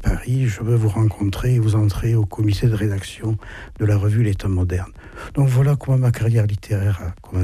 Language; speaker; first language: French; native; French